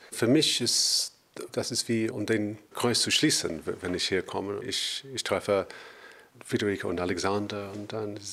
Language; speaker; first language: German; non-native, fluent; English